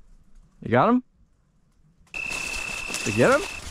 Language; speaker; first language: English; native; English